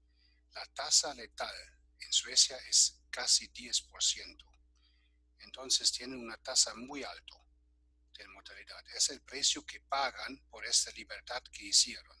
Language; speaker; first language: Spanish; non-native, fluent; German